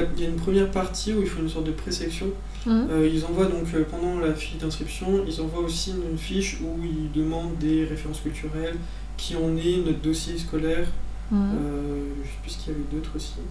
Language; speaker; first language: French; native; French